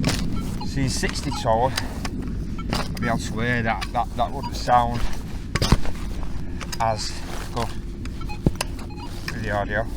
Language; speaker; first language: English; native; English